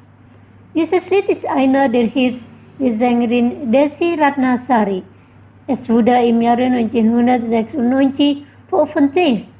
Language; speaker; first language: German; non-native, fluent; Indonesian